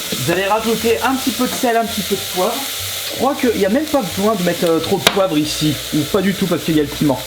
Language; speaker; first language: French; native; French